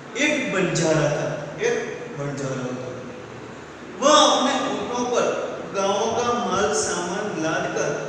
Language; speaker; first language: Hindi; non-native, local second language; Gujarati